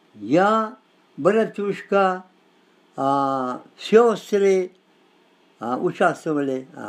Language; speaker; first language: Russian; non-native, local second language; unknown